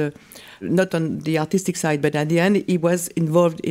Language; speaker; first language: English; non-native, fluent; French